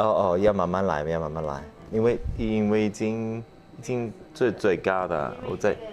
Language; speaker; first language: Chinese; non-native, fluent; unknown